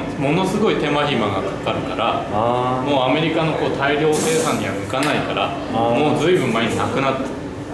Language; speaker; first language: Japanese; native; Japanese